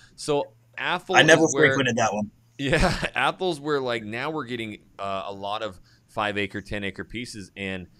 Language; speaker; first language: English; native; English